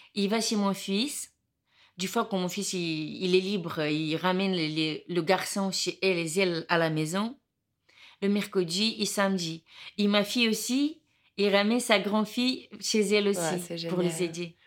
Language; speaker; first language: French; non-native, learner; Romanian